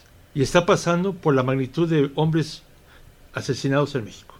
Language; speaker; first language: Spanish; native; Spanish